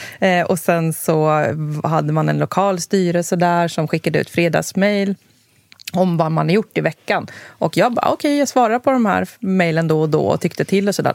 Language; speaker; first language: Swedish; native; Swedish